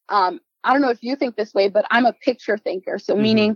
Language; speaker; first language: English; non-native, local second language; Spanish